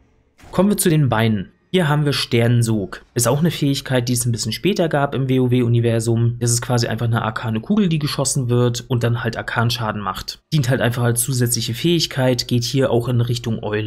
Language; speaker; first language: German; native; German